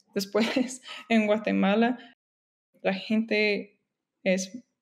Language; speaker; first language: Spanish; non-native, fluent; English